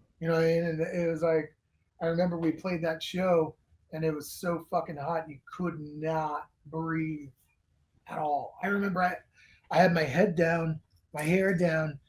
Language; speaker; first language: English; native; English